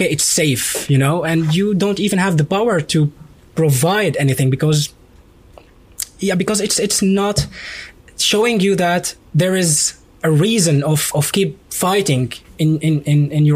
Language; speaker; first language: English; non-native, fluent; Arabic